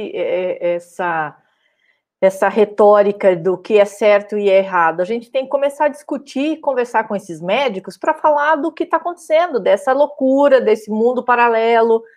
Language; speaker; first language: Portuguese; native; Portuguese